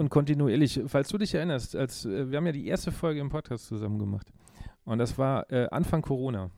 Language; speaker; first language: German; native; German